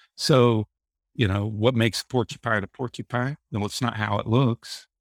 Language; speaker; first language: English; native; English